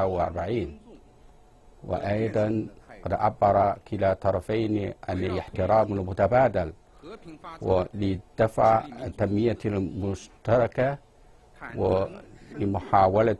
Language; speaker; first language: Arabic; non-native, fluent; Chinese